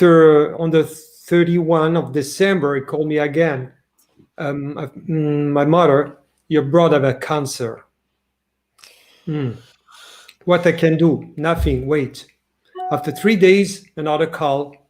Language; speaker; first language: English; non-native, learner; French